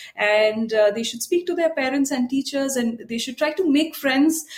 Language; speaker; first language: English; non-native, local second language; Tamil